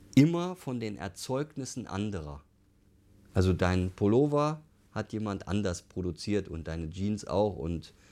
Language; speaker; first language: German; native; German